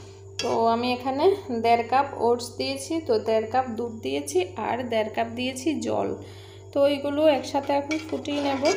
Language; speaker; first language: Bangla; native; Bangla